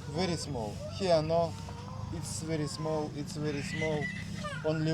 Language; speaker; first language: English; non-native, learner; Russian